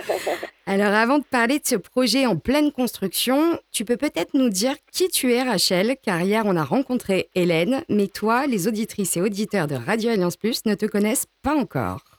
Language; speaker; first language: French; native; French